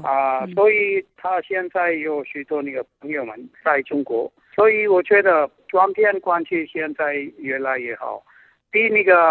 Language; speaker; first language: Chinese; non-native, fluent; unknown